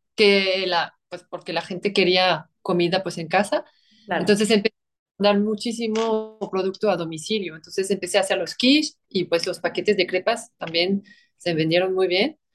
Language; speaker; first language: Spanish; non-native, fluent; French